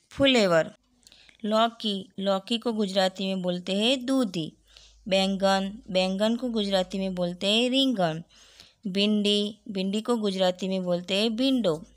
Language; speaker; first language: Hindi; non-native, local second language; Gujarati